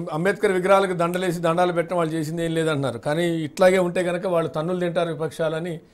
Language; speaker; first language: Telugu; native; Telugu